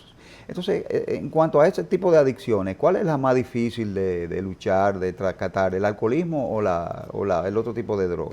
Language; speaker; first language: Spanish; native; Spanish